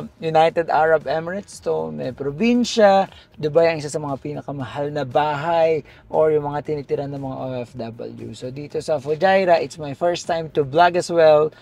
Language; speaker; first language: Filipino; native; Filipino